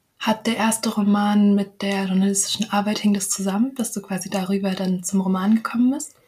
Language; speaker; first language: German; native; German